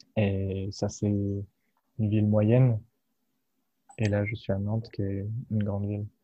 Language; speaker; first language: French; native; French